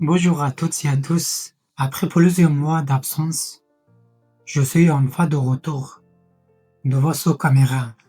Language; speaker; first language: French; non-native, fluent; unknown